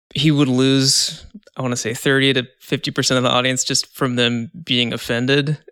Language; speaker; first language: English; native; English